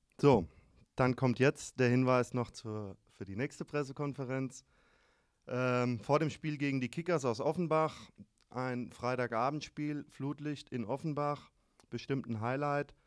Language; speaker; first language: German; native; German